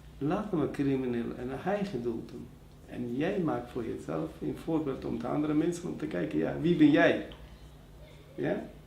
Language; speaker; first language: Dutch; non-native, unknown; Persian